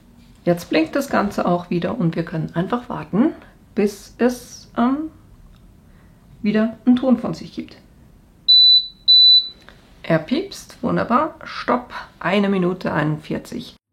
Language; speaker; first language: German; native; German